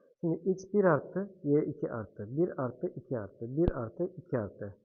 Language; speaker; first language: Turkish; native; Turkish